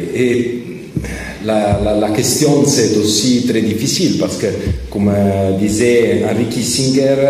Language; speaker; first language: French; non-native, learner; Italian